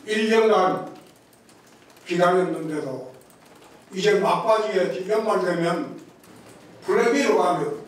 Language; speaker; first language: Korean; native; Korean